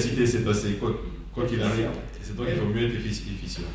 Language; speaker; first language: French; native; French